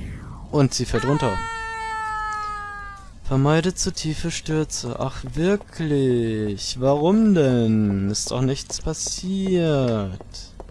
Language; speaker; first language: German; native; German